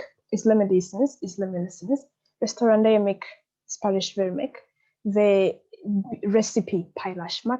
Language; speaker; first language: Turkish; non-native, fluent; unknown